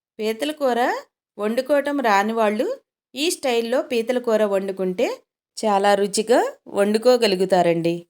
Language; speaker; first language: Telugu; native; Telugu